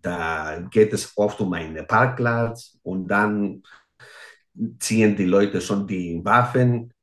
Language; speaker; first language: German; non-native, fluent; Greek